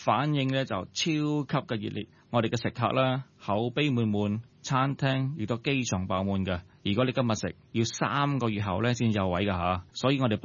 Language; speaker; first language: Cantonese; early bilingual, heritage; Cantonese